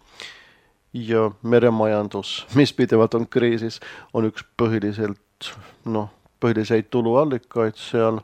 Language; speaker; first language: Estonian; non-native, fluent; Swedish